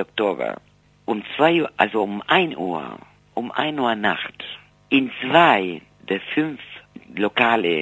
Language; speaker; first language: German; non-native, fluent; Spanish